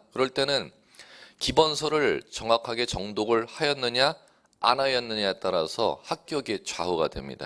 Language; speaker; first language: Korean; native; Korean